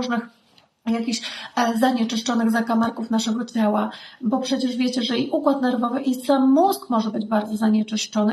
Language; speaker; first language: Polish; native; Polish